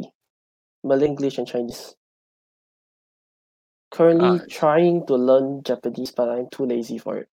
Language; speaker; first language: English; non-native, local second language; Chinese